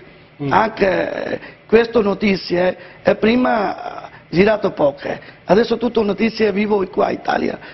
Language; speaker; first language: Italian; non-native, learner; Punjabi